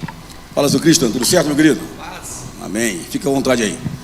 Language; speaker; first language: Portuguese; native; Portuguese